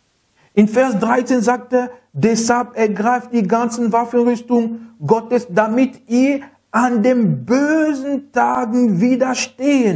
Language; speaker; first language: German; non-native, fluent; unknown